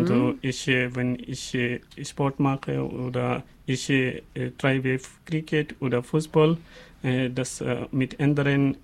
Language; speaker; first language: German; non-native, learner; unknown